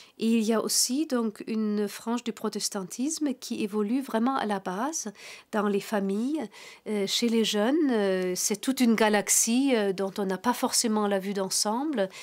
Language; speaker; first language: French; non-native, fluent; German